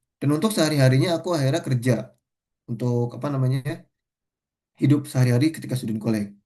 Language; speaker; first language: Indonesian; native; Indonesian